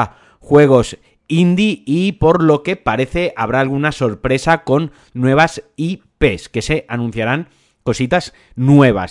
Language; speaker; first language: Spanish; native; Spanish